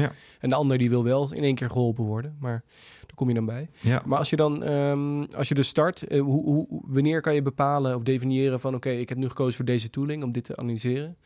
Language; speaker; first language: Dutch; native; Dutch